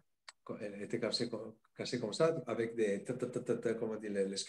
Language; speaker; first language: French; non-native, fluent; Italian